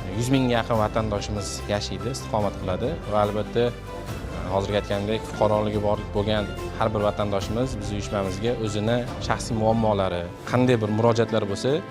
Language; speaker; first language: Uzbek; native; Uzbek